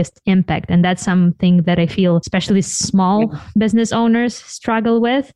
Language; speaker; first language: English; non-native, fluent; Ukrainian